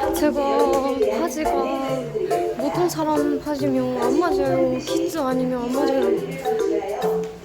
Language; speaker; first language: Korean; non-native, learner; Japanese